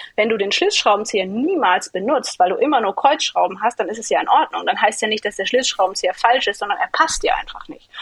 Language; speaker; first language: German; early bilingual, other home language; Greek